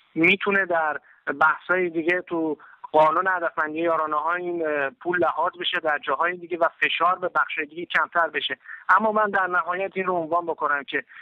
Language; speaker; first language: Persian; native; Persian